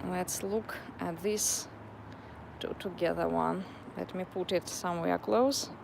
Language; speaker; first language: English; non-native, fluent; Russian